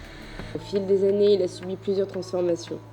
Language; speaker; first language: French; native; French